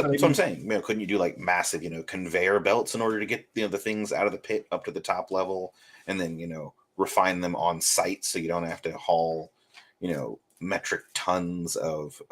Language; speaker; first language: English; native; English